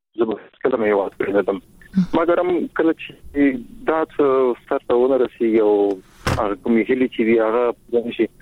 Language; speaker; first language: Pashto; native; Pashto